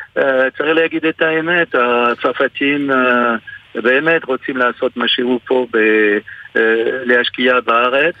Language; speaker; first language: Hebrew; non-native, fluent; French